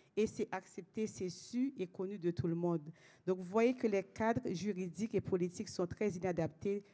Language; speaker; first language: French; native; French